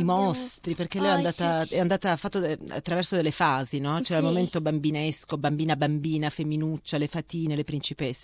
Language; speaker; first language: Italian; native; Italian